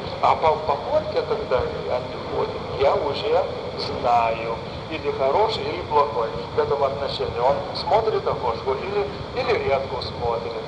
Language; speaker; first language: Russian; non-native, fluent; Lithuanian